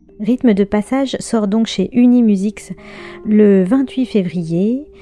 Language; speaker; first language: French; native; French